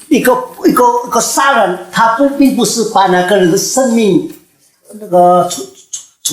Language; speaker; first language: Chinese; early bilingual, heritage; Chinese